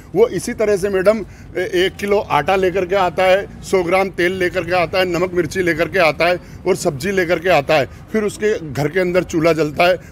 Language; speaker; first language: Hindi; native; Hindi